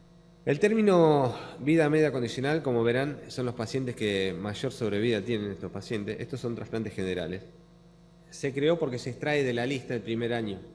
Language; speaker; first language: Spanish; native; Spanish